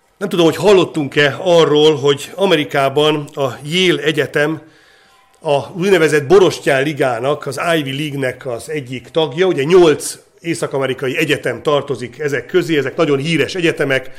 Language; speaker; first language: Hungarian; native; Hungarian